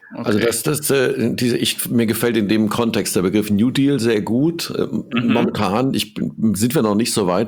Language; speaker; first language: German; native; German